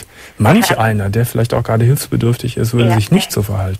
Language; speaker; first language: German; native; German